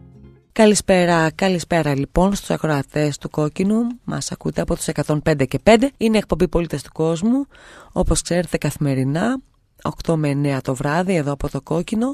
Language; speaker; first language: Greek; native; Greek